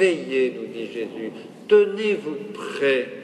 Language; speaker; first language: French; native; French